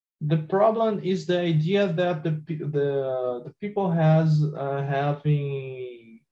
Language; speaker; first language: English; non-native, learner; Portuguese